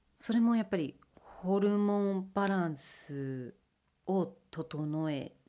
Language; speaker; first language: Japanese; early bilingual, heritage; English